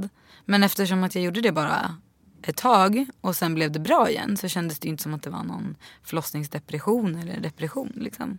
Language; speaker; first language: Swedish; native; Swedish